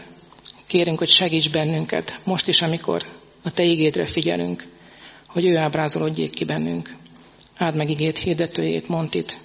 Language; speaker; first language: Hungarian; native; Hungarian